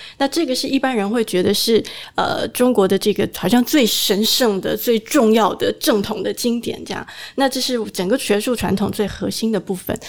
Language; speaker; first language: Chinese; native; Chinese